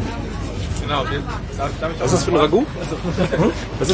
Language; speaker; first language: German; native; German